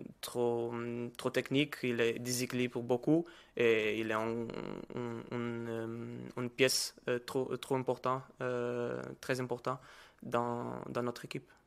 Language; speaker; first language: French; non-native, learner; Portuguese